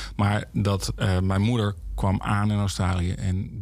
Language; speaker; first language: Dutch; native; Dutch